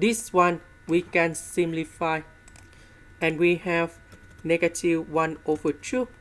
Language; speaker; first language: English; non-native, fluent; Vietnamese